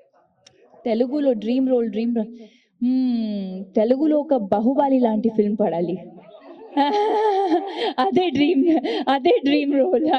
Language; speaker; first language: Telugu; non-native, learner; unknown